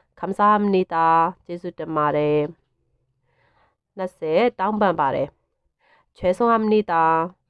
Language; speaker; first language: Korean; non-native, fluent; Burmese